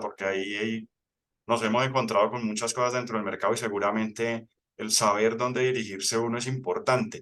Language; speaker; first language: Spanish; native; Spanish